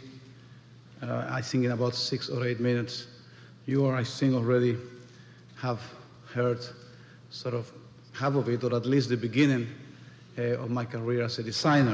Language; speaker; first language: English; non-native, fluent; Spanish